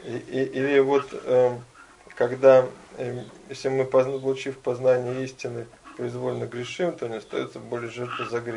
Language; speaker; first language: Russian; native; Russian